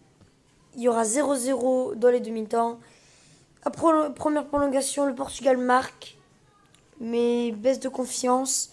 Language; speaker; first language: French; early bilingual, other home language; Portuguese